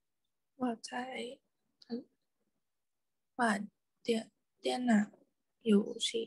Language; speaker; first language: Chinese; non-native, learner; Thai